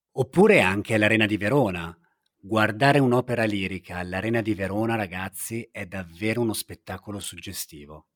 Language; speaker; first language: Italian; native; Italian